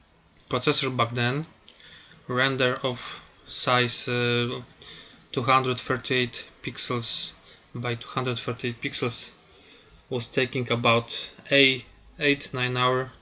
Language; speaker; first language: English; non-native, fluent; Polish